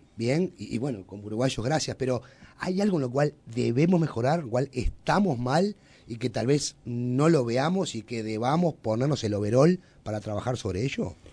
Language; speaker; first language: Spanish; native; Spanish